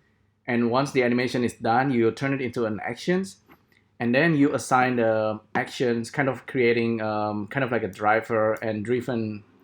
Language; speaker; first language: English; non-native, fluent; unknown